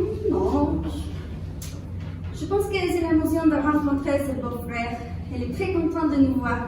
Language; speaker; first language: French; non-native, learner; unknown